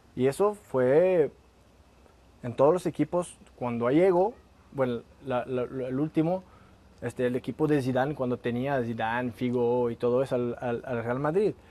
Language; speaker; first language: Spanish; non-native, fluent; French